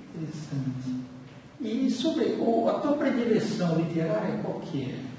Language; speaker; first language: Portuguese; native; Portuguese